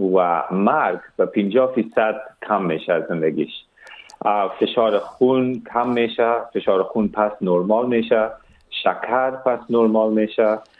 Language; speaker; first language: Persian; early bilingual, heritage; Persian